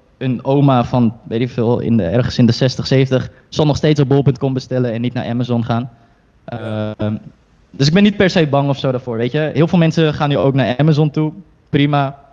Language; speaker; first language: Dutch; early bilingual, other home language; Chinese